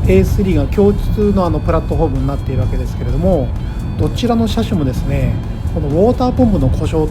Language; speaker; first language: Japanese; native; Japanese